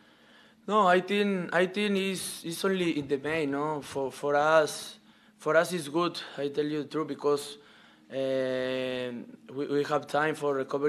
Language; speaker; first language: English; non-native, learner; Spanish